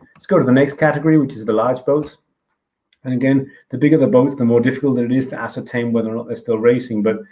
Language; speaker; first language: English; non-native, fluent; Danish